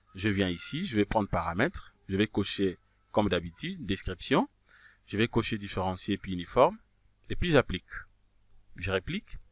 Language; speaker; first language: French; non-native, local second language; Kongo